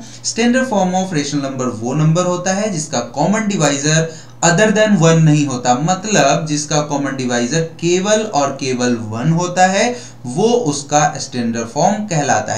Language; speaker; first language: Hindi; native; Hindi